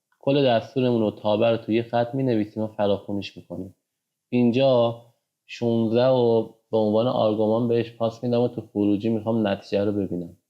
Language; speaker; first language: Persian; native; Persian